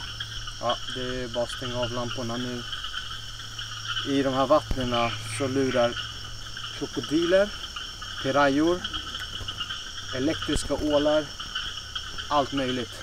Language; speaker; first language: Swedish; native; Swedish